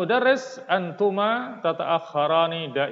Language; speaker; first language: Arabic; non-native, fluent; Indonesian